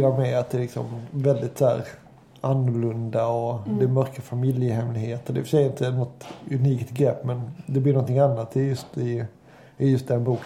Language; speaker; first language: Swedish; native; Swedish